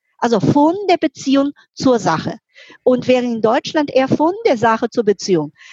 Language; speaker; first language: German; non-native, fluent; Chinese